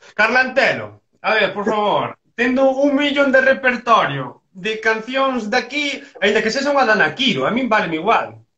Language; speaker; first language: Galician; native; Galician